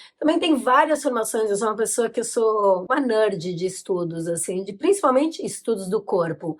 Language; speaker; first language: Portuguese; native; Portuguese